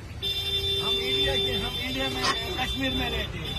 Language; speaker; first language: Hindi; non-native, local second language; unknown